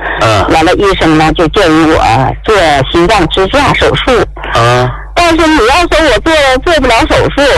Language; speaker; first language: Chinese; native; Chinese